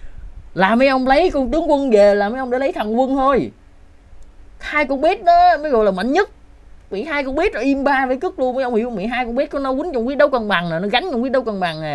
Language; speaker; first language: Vietnamese; native; Vietnamese